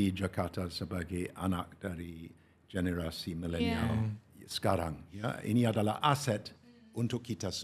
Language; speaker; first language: Indonesian; non-native, fluent; English